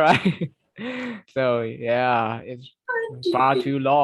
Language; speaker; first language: English; non-native, fluent; Vietnamese